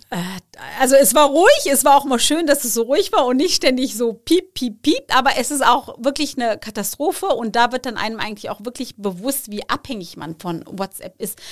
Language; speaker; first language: German; early bilingual, other home language; Turkish